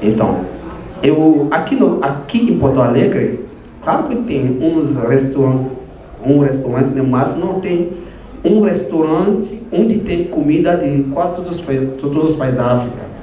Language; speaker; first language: Portuguese; non-native, fluent; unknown